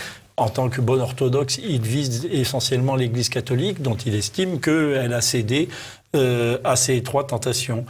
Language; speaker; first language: French; native; French